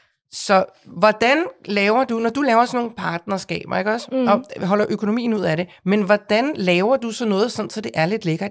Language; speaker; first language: Danish; native; Danish